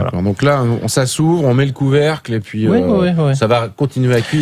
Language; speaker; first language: French; native; French